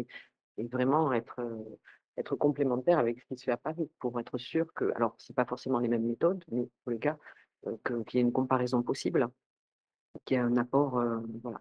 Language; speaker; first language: French; native; French